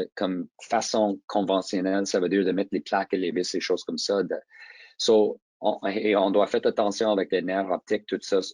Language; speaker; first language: French; non-native, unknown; English